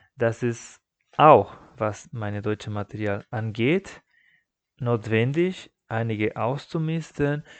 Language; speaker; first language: German; non-native, fluent; Spanish